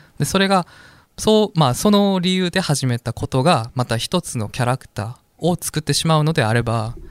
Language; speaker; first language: Japanese; non-native, fluent; Korean